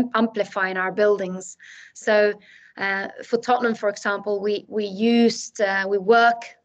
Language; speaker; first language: English; non-native, fluent; Swedish